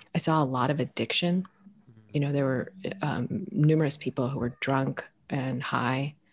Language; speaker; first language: English; native; English